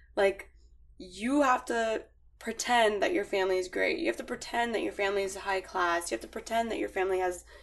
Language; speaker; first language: English; early bilingual, other home language; Arabic